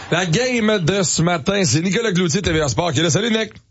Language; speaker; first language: French; native; French